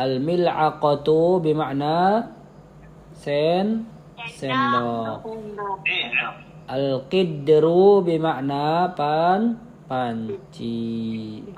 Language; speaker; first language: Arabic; non-native, fluent; Indonesian